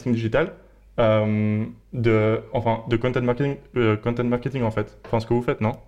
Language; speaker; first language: French; native; French